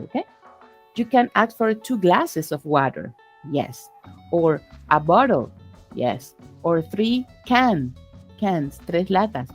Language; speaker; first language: English; non-native, fluent; Spanish